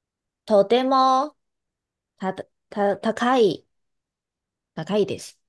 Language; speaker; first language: Japanese; non-native, learner; Chinese